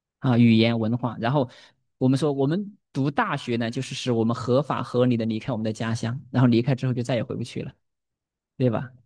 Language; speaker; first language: Chinese; native; Chinese